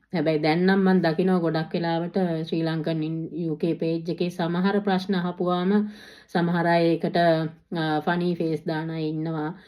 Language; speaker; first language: Sinhala; native; Sinhala